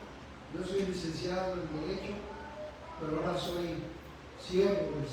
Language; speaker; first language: Spanish; native; Spanish